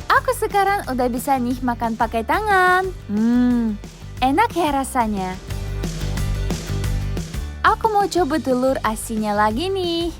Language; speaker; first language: Indonesian; non-native, fluent; Russian